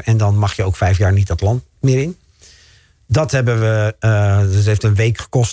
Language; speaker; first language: Dutch; native; Dutch